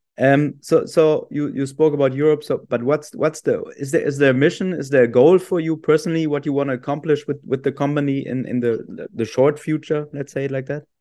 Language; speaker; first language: English; non-native, fluent; German